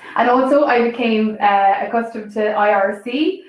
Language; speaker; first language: English; native; English